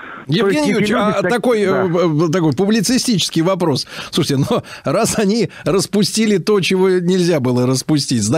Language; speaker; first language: Russian; native; Russian